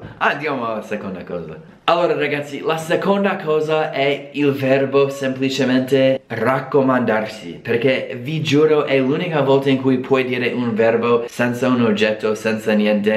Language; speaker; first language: Italian; non-native, fluent; English